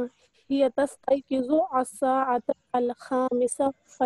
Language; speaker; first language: Arabic; non-native, learner; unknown